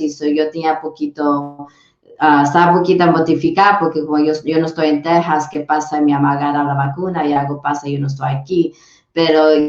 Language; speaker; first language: Spanish; early bilingual, heritage; English